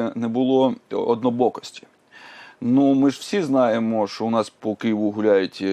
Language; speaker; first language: Ukrainian; native; Ukrainian